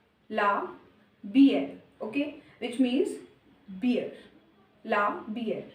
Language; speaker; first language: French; non-native, learner; Hindi